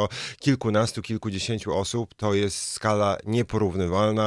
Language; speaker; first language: Polish; native; Polish